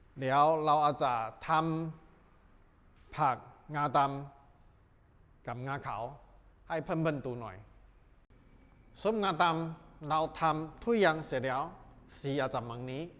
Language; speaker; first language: Thai; non-native, learner; Chinese